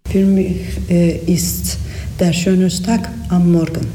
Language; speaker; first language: German; non-native, learner; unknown